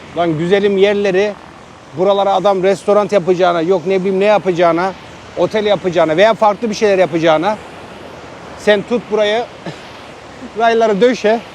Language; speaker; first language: Turkish; native; Turkish